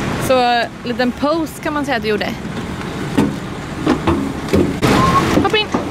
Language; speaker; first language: Swedish; native; Swedish